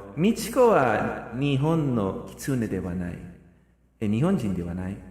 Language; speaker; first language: Japanese; non-native, fluent; English